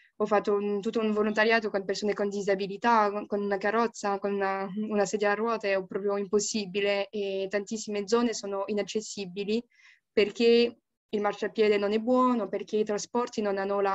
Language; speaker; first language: Italian; non-native, fluent; French